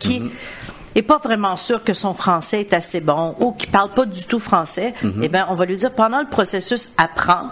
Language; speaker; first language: French; native; French